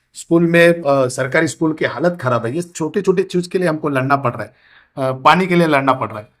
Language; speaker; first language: Hindi; non-native, local second language; Marathi